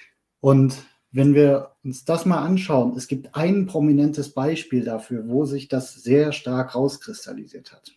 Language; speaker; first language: German; native; German